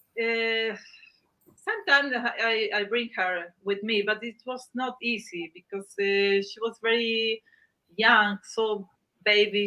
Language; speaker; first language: English; non-native, learner; Spanish